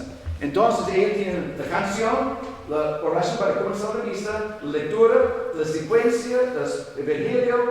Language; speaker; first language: Spanish; non-native, fluent; English